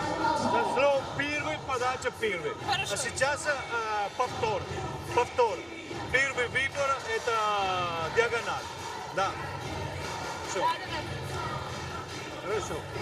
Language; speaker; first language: Russian; non-native, learner; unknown